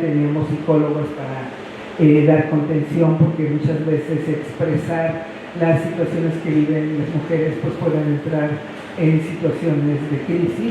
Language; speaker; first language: Spanish; native; Spanish